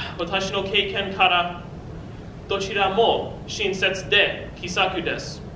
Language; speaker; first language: Japanese; non-native, learner; English